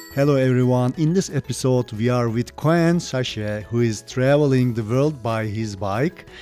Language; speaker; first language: English; non-native, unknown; Turkish